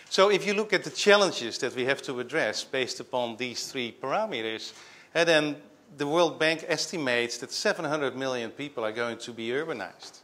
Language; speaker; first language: English; non-native, fluent; Dutch